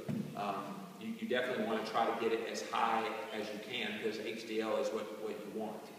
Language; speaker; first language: English; native; English